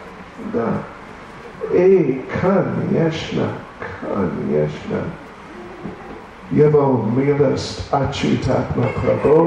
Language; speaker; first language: Russian; non-native, learner; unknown